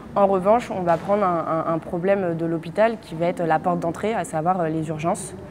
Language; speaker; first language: French; native; French